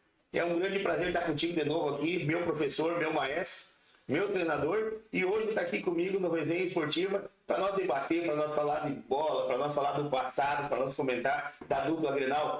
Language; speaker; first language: Portuguese; native; Portuguese